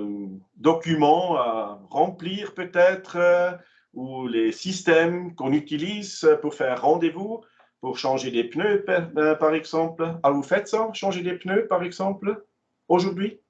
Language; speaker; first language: French; non-native, local second language; German